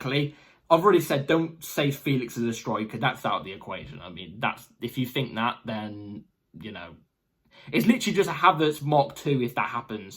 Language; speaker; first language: English; native; English